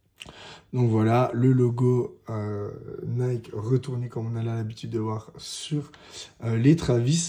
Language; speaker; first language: French; native; French